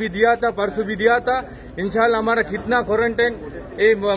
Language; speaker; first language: Hindi; non-native, learner; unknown